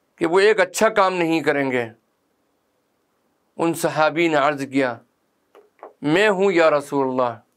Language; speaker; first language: Urdu; native; Urdu